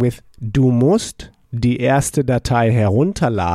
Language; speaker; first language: German; non-native, fluent; English